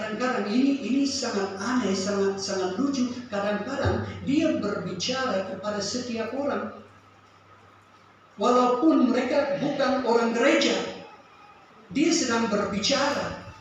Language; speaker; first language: Indonesian; non-native, fluent; English